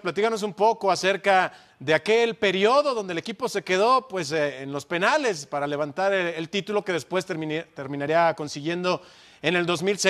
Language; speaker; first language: Spanish; native; Spanish